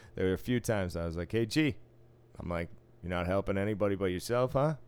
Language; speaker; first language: English; native; English